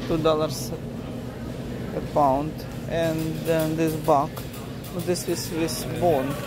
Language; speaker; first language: English; non-native, learner; Russian